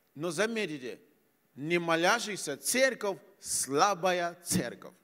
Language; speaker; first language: Russian; non-native, fluent; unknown